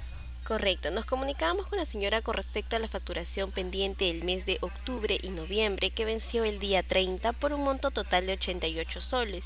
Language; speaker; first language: Spanish; native; Spanish